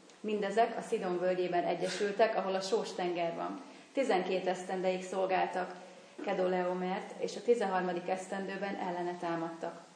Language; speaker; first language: Hungarian; native; Hungarian